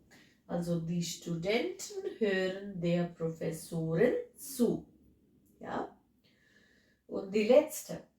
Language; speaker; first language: German; non-native, fluent; English